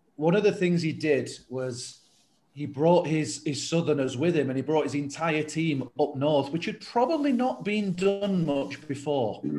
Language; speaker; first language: English; native; English